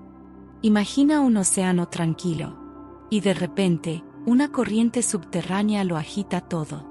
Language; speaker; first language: Spanish; native; Spanish